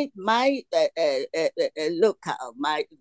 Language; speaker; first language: English; non-native, local second language; Ga